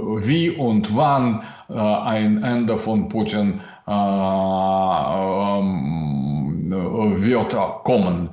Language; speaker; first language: German; non-native, learner; Russian